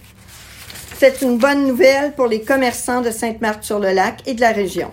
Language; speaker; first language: French; native; French